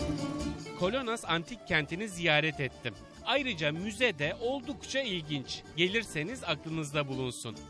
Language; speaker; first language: Turkish; native; Turkish